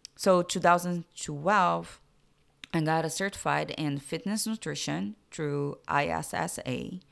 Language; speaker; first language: English; non-native, fluent; Portuguese